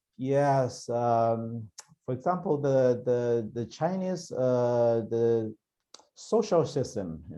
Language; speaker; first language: English; non-native, learner; Chinese